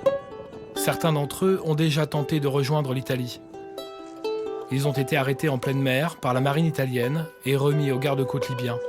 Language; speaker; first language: French; native; French